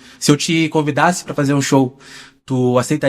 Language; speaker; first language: Portuguese; native; Portuguese